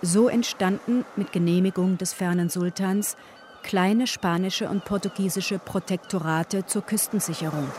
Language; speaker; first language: German; native; German